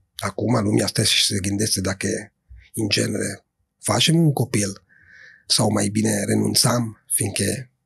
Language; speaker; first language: Romanian; non-native, fluent; Italian